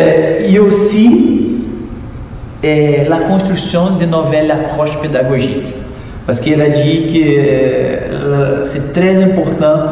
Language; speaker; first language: French; non-native, fluent; Portuguese